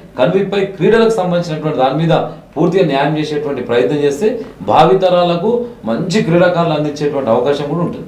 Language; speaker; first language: Telugu; native; Telugu